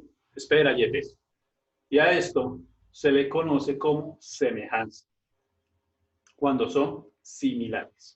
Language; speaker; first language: Spanish; native; Spanish